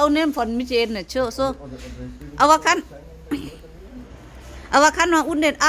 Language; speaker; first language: German; non-native, learner; Thai